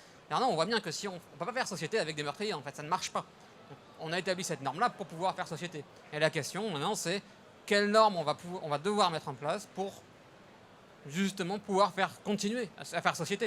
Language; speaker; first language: French; native; French